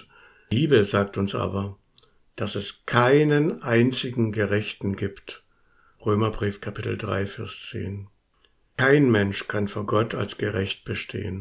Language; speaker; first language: German; native; German